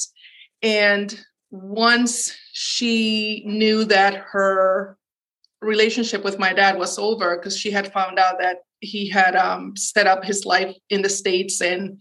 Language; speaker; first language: English; early bilingual, other home language; Spanish